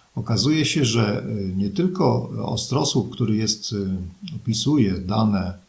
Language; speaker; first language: Polish; native; Polish